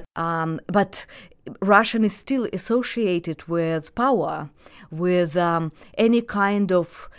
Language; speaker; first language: English; non-native, fluent; Russian